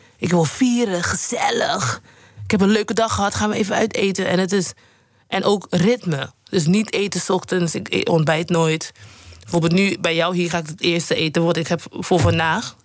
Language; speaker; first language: Dutch; non-native, local second language; Papiamento